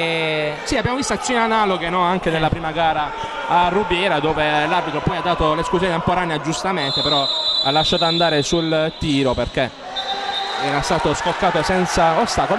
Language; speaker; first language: Italian; native; Italian